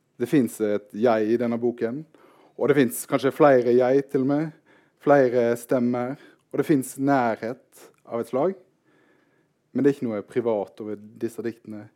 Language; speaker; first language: Norwegian; native; Norwegian